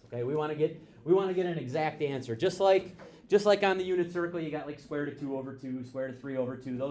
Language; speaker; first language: English; native; English